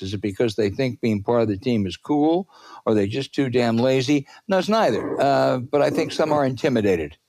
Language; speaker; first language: English; native; English